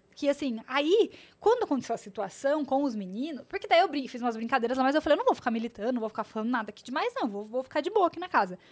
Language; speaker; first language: Portuguese; native; Portuguese